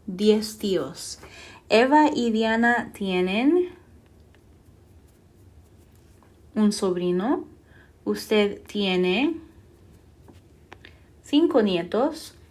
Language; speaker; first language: Spanish; non-native, fluent; English